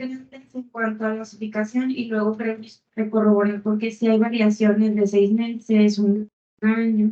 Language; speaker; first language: Spanish; native; Spanish